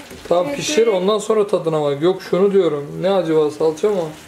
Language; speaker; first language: Turkish; native; Turkish